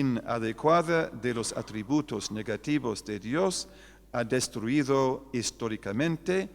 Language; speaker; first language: Spanish; non-native, fluent; English